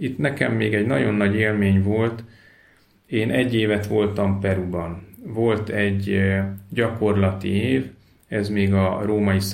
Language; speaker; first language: Hungarian; native; Hungarian